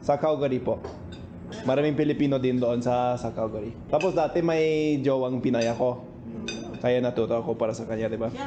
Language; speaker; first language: Filipino; non-native, fluent; English